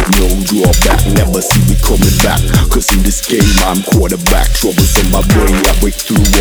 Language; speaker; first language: English; non-native, fluent; German